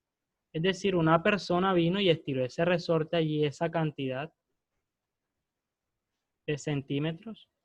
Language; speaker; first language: Spanish; native; Spanish